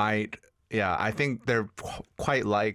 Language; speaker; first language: English; early bilingual, other home language; Korean